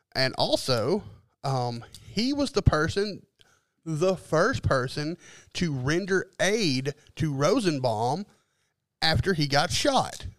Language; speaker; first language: English; native; English